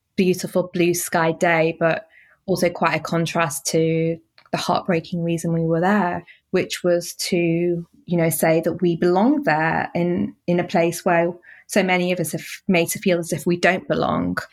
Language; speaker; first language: English; native; English